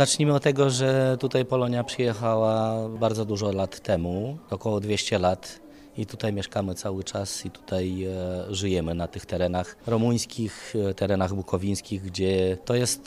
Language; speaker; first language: Polish; early bilingual, heritage; Polish